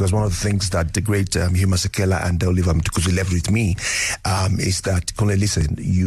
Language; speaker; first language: English; non-native, local second language; Yoruba